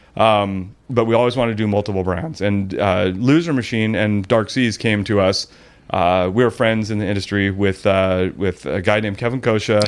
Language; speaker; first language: English; native; English